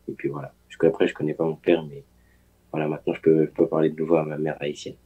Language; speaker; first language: French; early bilingual, other home language; Haitian Creole